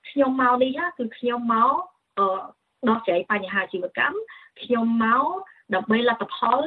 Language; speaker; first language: Khmer; early bilingual, heritage; Khmer